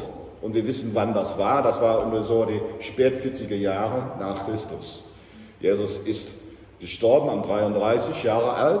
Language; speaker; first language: German; non-native, fluent; English